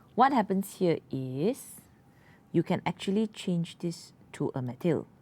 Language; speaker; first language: English; non-native, local second language; Malay